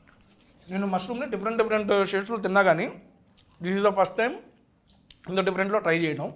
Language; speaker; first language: Telugu; native; Telugu